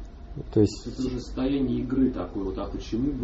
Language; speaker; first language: Russian; native; Russian